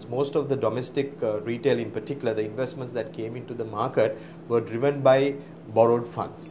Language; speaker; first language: English; non-native, local second language; Sinhala